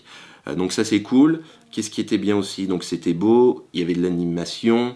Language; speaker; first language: French; native; French